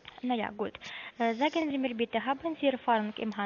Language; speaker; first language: German; non-native, learner; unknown